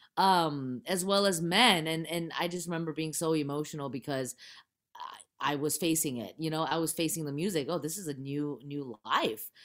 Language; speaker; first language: English; early bilingual, other home language; Chinese